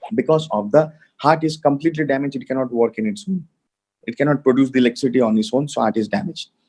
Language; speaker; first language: English; non-native, local second language; Hindi